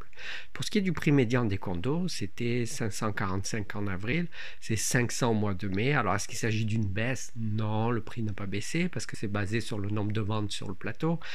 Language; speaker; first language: French; native; French